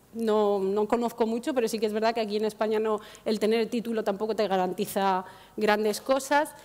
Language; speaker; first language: Spanish; non-native, fluent; Arabic